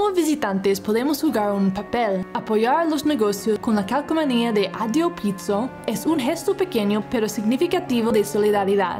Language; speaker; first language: Spanish; non-native, fluent; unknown